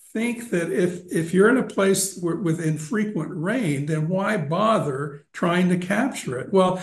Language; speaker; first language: English; native; English